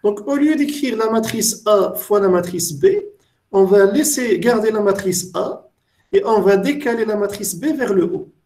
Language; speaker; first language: French; non-native, local second language; Arabic